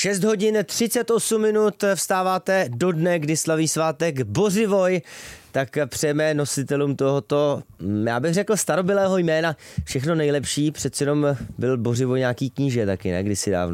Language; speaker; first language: Czech; native; Czech